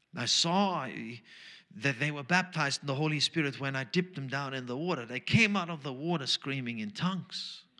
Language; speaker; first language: English; non-native, fluent; German